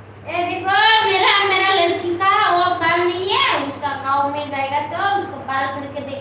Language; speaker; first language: Hindi; non-native, local second language; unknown